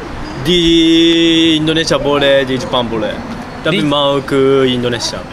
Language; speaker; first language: Indonesian; non-native, learner; Japanese